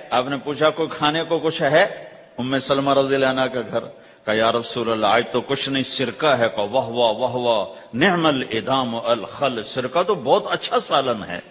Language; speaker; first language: Urdu; non-native, local second language; Punjabi